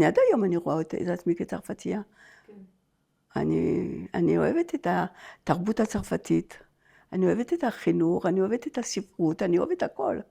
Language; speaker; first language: Hebrew; non-native, fluent; French